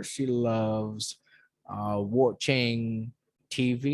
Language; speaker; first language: English; non-native, fluent; Indonesian